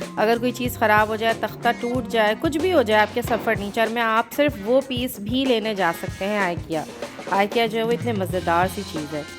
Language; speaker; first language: Urdu; native; Urdu